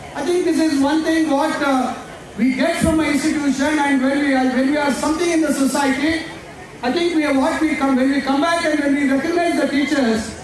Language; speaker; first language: English; non-native, local second language; Kannada